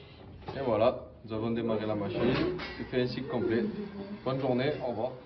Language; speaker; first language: French; native; French